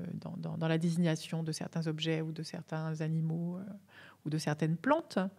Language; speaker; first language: French; native; French